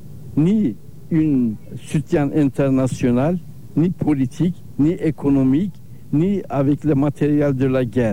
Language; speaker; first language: French; non-native, learner; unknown